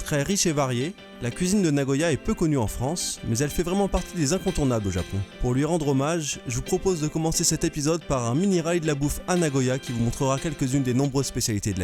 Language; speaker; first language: French; native; French